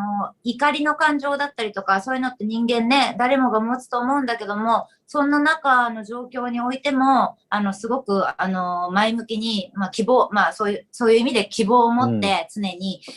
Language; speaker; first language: Japanese; native; Japanese